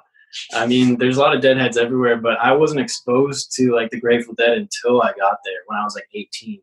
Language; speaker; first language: English; native; English